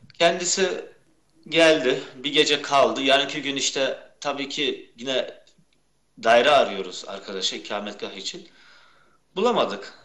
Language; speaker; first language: Turkish; early bilingual, heritage; Turkish